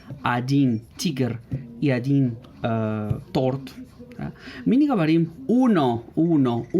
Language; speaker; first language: Russian; non-native, fluent; Spanish